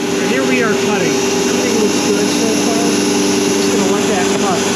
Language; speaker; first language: English; native; English